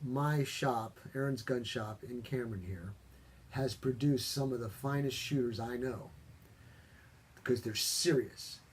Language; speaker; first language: English; native; English